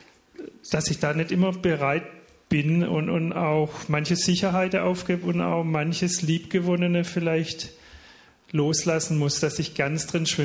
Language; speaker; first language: German; native; German